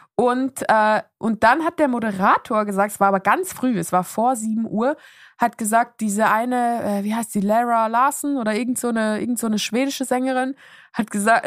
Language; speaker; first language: German; native; German